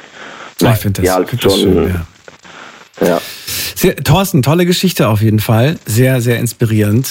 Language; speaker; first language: German; native; German